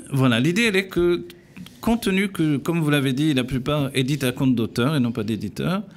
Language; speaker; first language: French; native; French